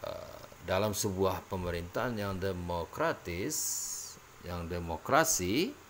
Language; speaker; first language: Indonesian; native; Indonesian